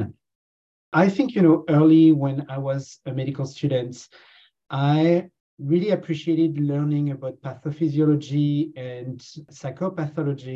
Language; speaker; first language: English; non-native, fluent; French